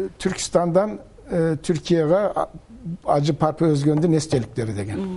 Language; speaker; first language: Kyrgyz; early bilingual, heritage; Kyrgyz